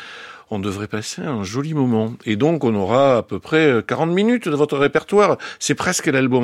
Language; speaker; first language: French; native; French